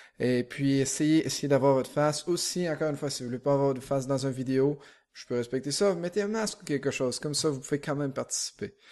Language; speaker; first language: French; native; French